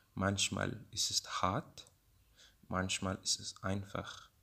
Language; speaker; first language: German; non-native, learner; English